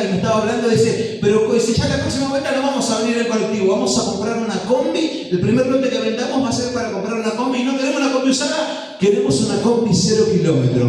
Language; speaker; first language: Spanish; native; Spanish